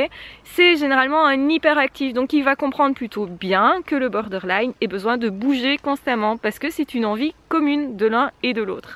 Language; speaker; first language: French; native; French